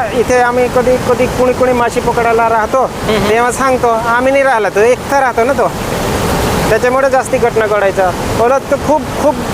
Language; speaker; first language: Marathi; non-native, local second language; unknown